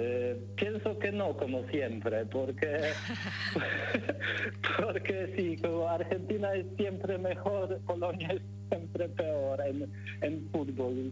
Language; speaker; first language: Spanish; non-native, learner; Polish